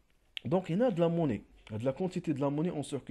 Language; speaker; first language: French; non-native, local second language; Arabic